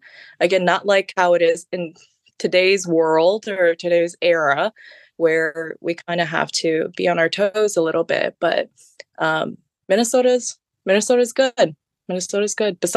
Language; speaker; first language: English; early bilingual, other home language; Khmer